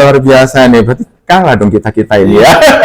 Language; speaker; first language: Indonesian; native; Indonesian